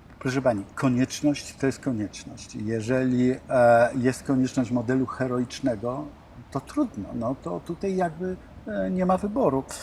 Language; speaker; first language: Polish; native; Polish